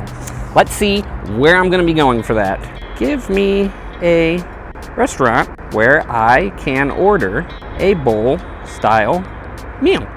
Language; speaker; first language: English; native; English